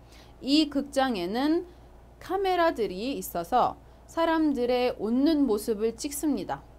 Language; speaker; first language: Korean; non-native, fluent; Arabic